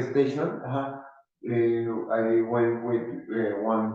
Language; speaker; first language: English; non-native, learner; Spanish